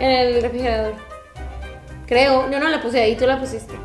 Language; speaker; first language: Spanish; native; Spanish